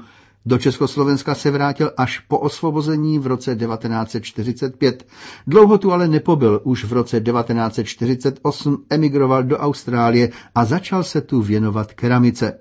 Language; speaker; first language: Czech; native; Czech